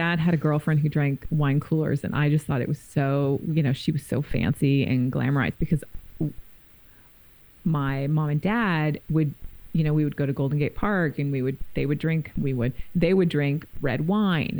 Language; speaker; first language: English; native; English